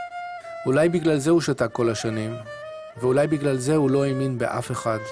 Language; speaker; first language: Hebrew; native; Hebrew